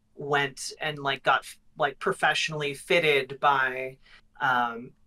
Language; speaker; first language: English; native; English